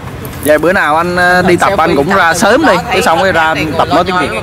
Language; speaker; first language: Vietnamese; native; Vietnamese